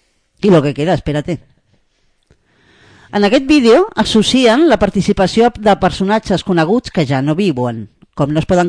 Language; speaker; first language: Spanish; native; Spanish